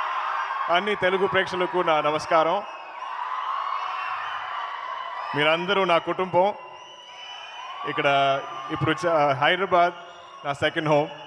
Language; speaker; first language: Telugu; non-native, learner; Malayalam